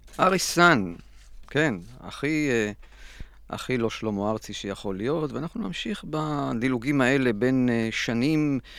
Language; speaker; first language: Hebrew; native; Hebrew